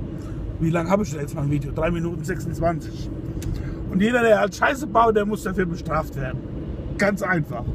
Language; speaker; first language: German; native; German